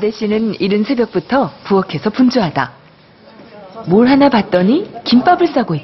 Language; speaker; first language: Korean; native; Korean